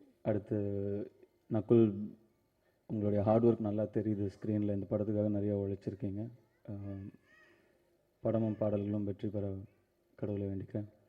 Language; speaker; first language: Tamil; native; Tamil